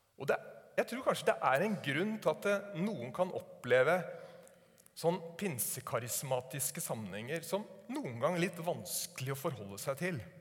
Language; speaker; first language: Norwegian; native; Norwegian